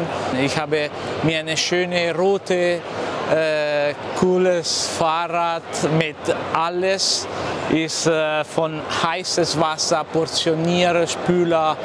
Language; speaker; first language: German; non-native, learner; Italian